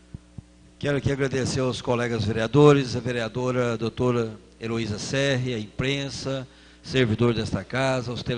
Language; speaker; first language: Portuguese; native; Portuguese